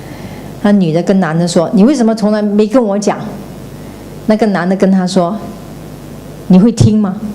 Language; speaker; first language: Chinese; native; Chinese